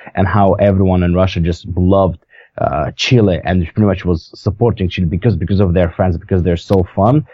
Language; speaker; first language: English; non-native, fluent; Russian